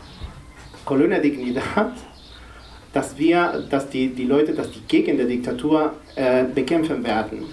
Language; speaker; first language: German; non-native, fluent; Spanish